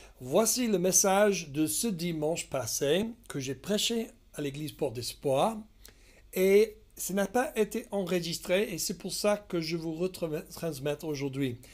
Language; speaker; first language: French; non-native, fluent; English